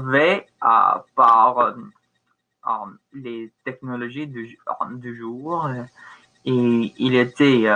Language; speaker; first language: French; non-native, learner; English